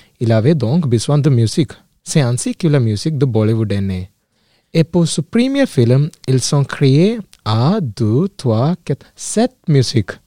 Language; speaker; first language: French; non-native, learner; Malayalam